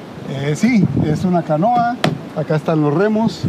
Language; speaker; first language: Spanish; native; Spanish